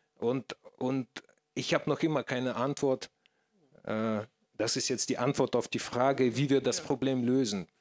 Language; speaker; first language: German; non-native, fluent; Russian